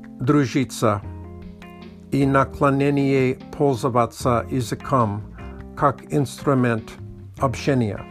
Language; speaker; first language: Russian; non-native, learner; English